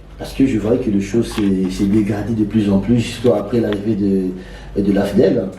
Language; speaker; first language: French; non-native, local second language; Lingala